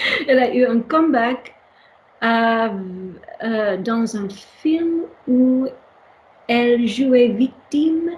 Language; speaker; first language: French; non-native, learner; English